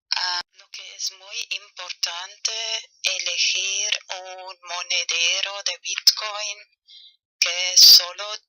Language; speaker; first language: Spanish; non-native, fluent; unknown